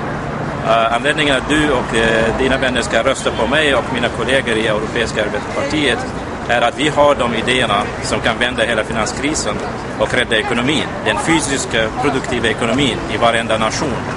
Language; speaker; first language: Swedish; non-native, fluent; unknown